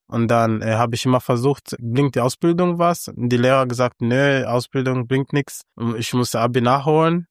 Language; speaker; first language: German; non-native, fluent; Kinyarwanda